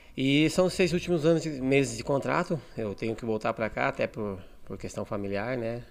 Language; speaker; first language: Portuguese; native; Portuguese